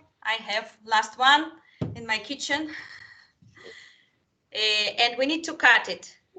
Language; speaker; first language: English; non-native, fluent; Spanish